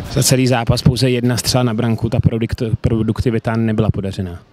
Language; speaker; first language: Czech; native; Czech